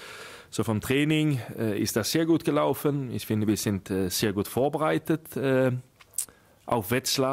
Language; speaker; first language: German; non-native, fluent; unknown